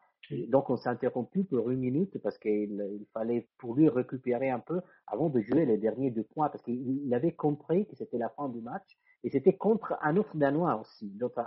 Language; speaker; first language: French; non-native, fluent; Italian